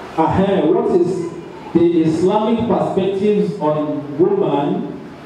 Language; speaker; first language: English; non-native, local second language; Yoruba